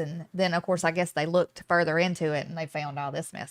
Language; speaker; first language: English; native; English